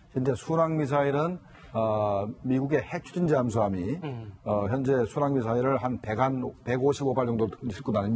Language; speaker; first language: Korean; native; Korean